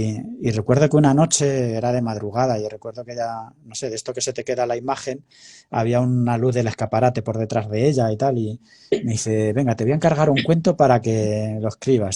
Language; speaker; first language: Spanish; native; Spanish